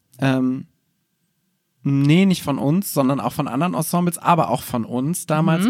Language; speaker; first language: German; native; German